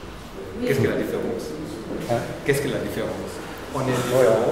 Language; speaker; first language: French; non-native, learner; German